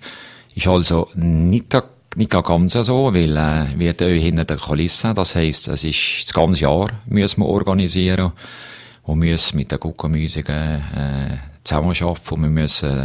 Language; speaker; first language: German; native; German